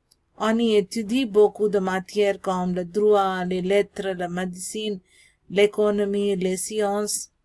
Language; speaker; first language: French; non-native, learner; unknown